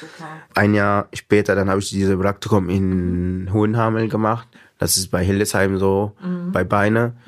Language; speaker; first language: German; non-native, fluent; Arabic